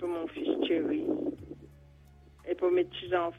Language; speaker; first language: French; non-native, local second language; Réunion Creole French